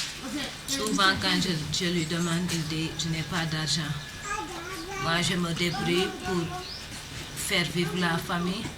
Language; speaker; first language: French; non-native, learner; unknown